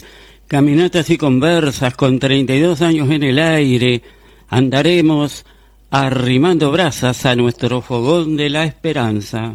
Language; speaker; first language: Spanish; native; Spanish